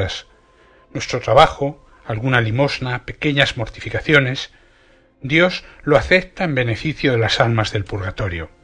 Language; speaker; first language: Spanish; native; Spanish